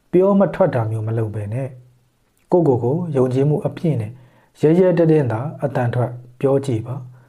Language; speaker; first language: Burmese; native; Burmese